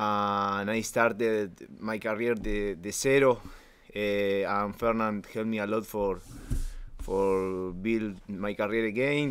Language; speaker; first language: English; non-native, learner; Spanish